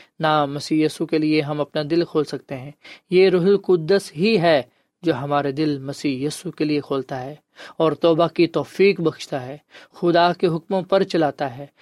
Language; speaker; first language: Urdu; non-native, local second language; Punjabi